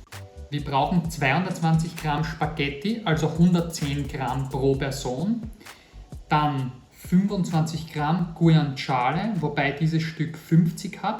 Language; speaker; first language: German; native; German